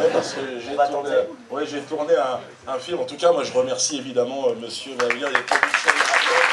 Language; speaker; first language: French; native; French